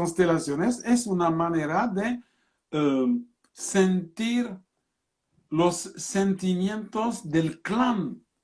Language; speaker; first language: Spanish; non-native, fluent; French